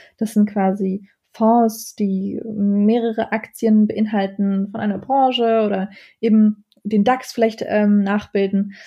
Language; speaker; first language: German; early bilingual, other home language; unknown